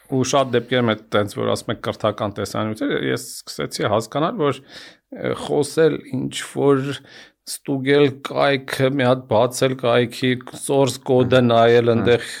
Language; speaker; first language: Armenian; native; Armenian